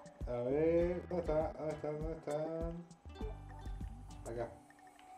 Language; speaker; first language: Spanish; native; Spanish